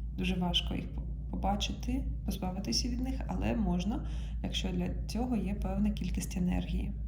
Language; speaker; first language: Ukrainian; non-native, local second language; Russian